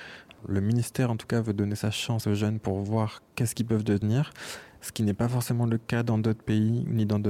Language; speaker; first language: French; native; French